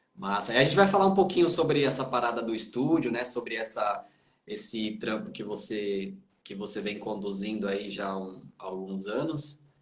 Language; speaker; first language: Portuguese; native; Portuguese